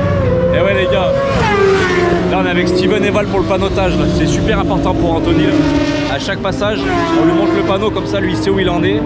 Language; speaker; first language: French; native; French